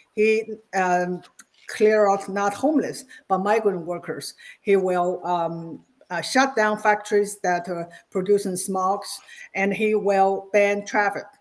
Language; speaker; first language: English; non-native, fluent; Chinese